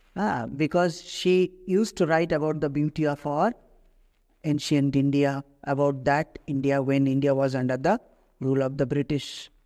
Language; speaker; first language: English; non-native, local second language; Bangla